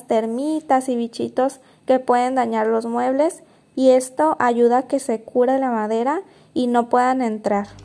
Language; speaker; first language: Spanish; native; Spanish